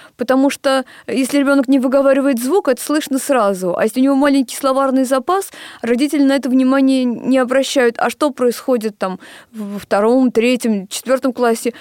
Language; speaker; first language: Russian; native; Russian